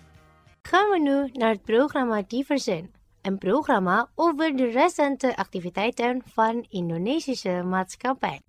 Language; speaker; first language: Dutch; non-native, fluent; Indonesian